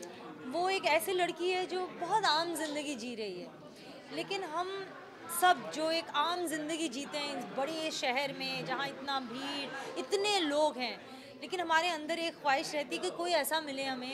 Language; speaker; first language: Hindi; non-native, local second language; Bangla